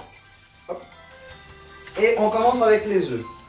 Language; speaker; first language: French; non-native, learner; Spanish